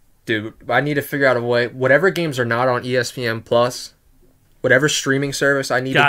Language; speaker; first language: English; native; English